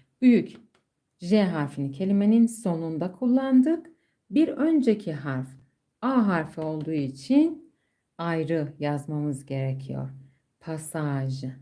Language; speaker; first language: Turkish; non-native, fluent; Persian